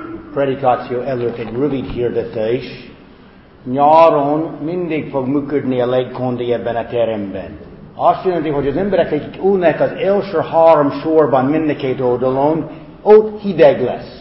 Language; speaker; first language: Hungarian; non-native, fluent; English